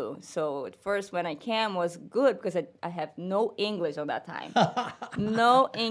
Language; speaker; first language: English; non-native, learner; Portuguese